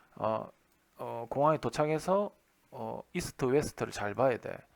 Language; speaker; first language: Korean; native; Korean